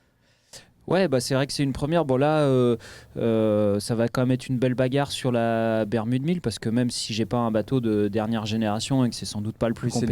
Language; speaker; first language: French; native; French